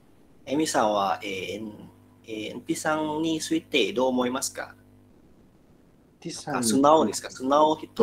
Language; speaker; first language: Japanese; non-native, learner; Indonesian